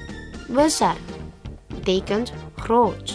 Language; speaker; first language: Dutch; non-native, learner; Indonesian